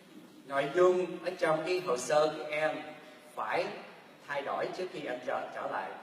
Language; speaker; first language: Vietnamese; early bilingual, heritage; Vietnamese